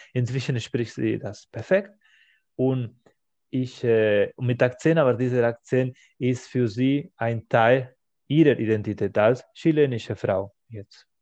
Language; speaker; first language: German; non-native, fluent; Spanish